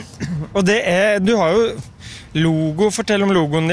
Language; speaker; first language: Norwegian; native; Norwegian